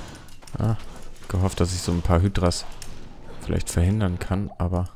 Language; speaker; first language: German; native; German